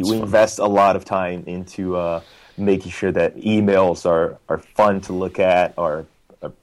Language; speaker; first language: English; non-native, fluent; Portuguese